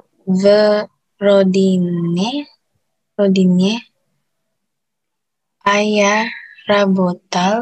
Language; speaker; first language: Russian; non-native, learner; Indonesian